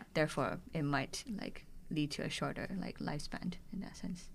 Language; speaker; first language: English; non-native, local second language; Cantonese